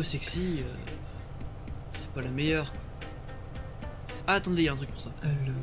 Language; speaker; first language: French; native; French